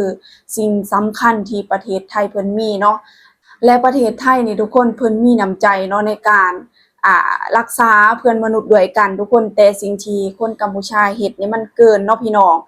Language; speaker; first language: Thai; non-native, local second language; Lao